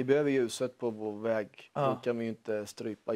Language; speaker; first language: Swedish; native; Swedish